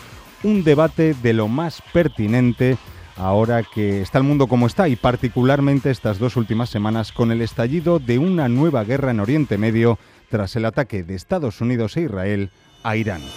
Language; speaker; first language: Spanish; native; Spanish